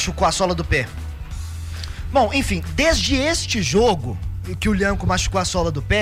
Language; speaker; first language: Portuguese; native; Portuguese